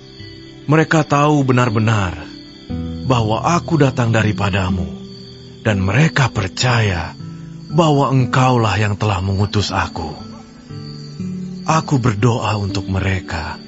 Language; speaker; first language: Indonesian; native; Indonesian